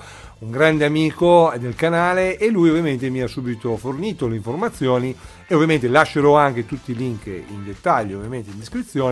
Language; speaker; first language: Italian; native; Italian